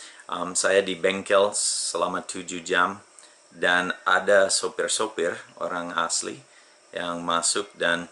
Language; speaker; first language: Indonesian; non-native, fluent; English